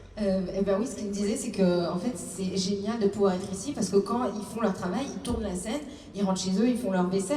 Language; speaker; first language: French; native; French